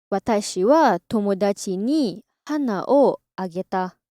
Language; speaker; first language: Japanese; non-native, learner; English